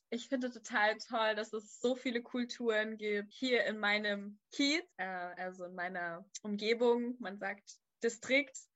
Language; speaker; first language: German; native; German